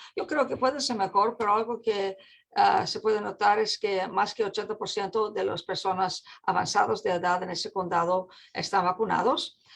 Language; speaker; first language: Spanish; non-native, fluent; English